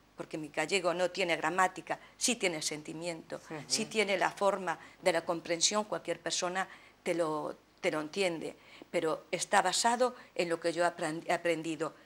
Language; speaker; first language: Spanish; native; Spanish